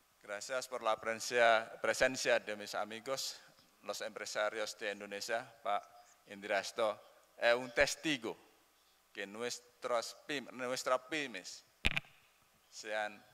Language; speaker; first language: Spanish; non-native, learner; Indonesian